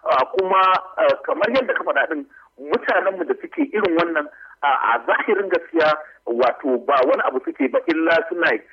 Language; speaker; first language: Hausa; native; Hausa